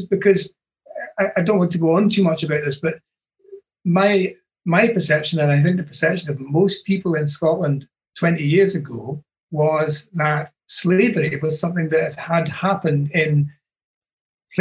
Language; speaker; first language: English; native; English